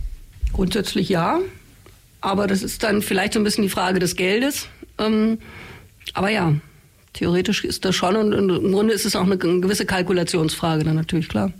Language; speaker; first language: German; native; German